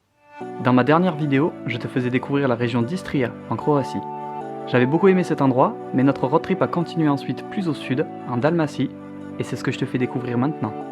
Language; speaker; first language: French; native; French